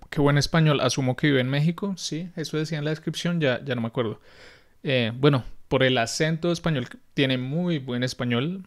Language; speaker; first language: Spanish; native; Spanish